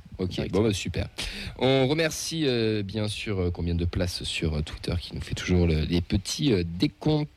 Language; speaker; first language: French; native; French